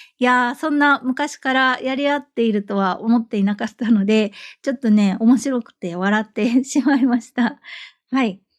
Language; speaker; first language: Japanese; native; Japanese